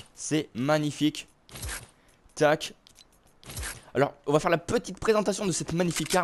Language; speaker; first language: French; native; French